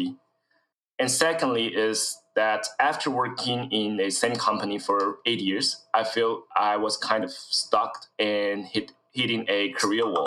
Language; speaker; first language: English; non-native, fluent; Chinese